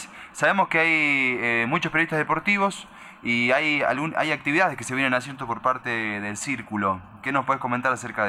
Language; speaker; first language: Spanish; native; Spanish